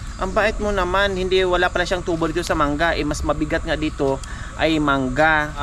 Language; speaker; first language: Filipino; native; Filipino